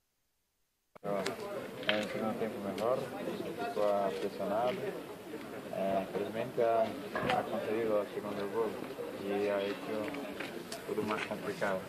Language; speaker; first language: Spanish; non-native, learner; Portuguese